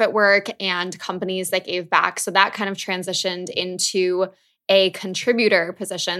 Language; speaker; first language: English; native; English